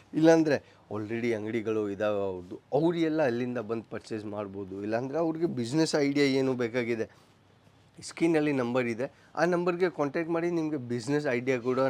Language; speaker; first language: Kannada; non-native, local second language; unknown